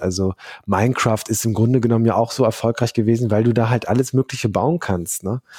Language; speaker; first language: German; native; German